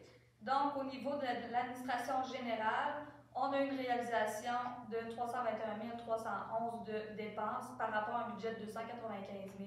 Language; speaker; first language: French; native; French